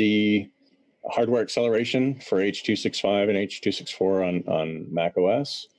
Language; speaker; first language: English; native; English